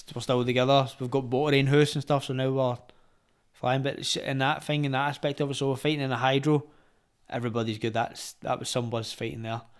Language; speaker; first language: English; native; English